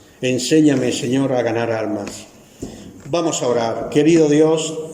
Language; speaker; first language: Spanish; native; Spanish